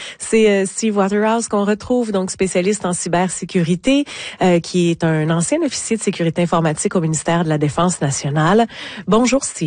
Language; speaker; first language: French; native; French